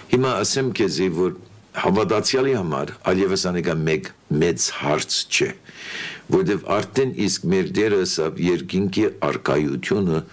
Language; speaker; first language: Armenian; early bilingual, heritage; Armenian